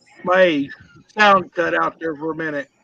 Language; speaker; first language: English; native; English